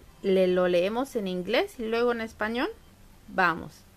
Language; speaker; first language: Spanish; early bilingual, heritage; Spanish